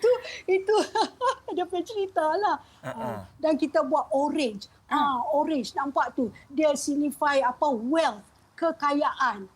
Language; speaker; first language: Malay; non-native, local second language; Chinese